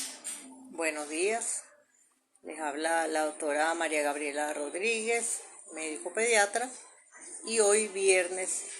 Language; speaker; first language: Spanish; native; Spanish